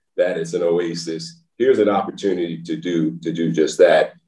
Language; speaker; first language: English; native; English